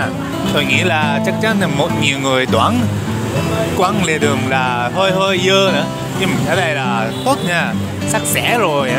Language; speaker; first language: Vietnamese; non-native, learner; Japanese